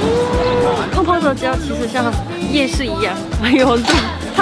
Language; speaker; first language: Chinese; non-native, fluent; Korean